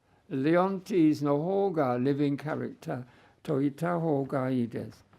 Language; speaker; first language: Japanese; non-native, fluent; English